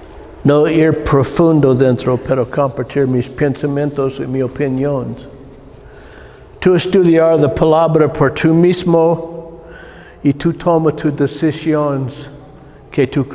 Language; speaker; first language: Spanish; non-native, learner; English